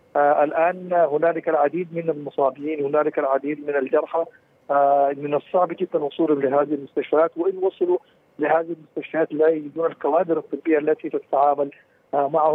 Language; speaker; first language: Arabic; native; Arabic